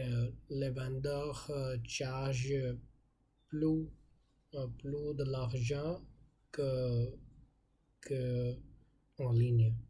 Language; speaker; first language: French; non-native, learner; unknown